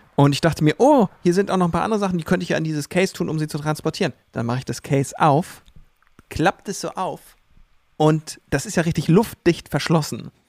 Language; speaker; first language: German; native; German